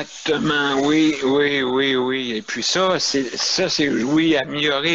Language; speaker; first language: French; native; French